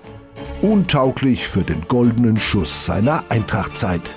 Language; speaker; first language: German; native; German